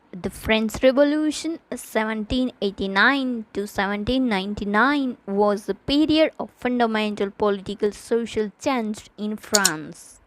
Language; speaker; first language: English; non-native, local second language; Gujarati